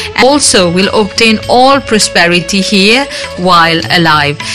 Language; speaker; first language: English; non-native, local second language; Morisyen